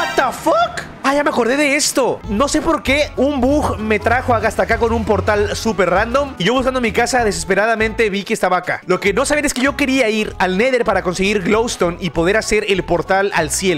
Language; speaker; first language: Spanish; native; Spanish